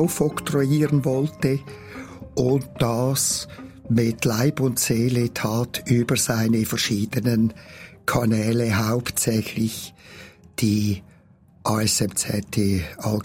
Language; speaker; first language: German; native; German